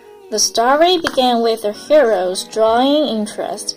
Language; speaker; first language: English; non-native, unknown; Chinese